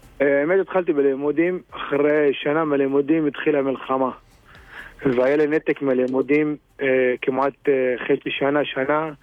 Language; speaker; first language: Hebrew; non-native, local second language; Arabic